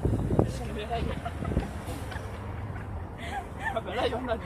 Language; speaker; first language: French; native; French